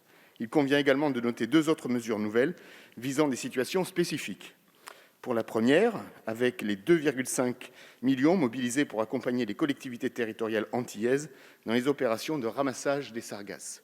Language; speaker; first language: French; native; French